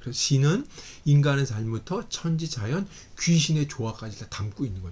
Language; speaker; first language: Korean; native; Korean